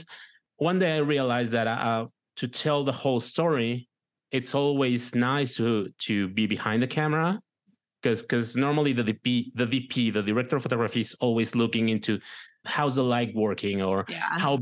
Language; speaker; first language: English; non-native, fluent; Spanish